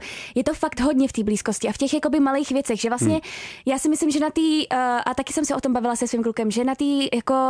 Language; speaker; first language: Czech; native; Czech